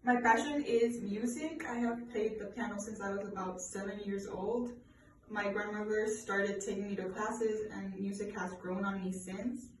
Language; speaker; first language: English; non-native, fluent; Spanish